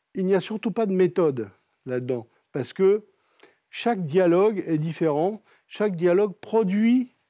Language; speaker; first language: French; native; French